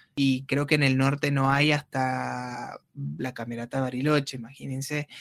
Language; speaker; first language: Spanish; native; Spanish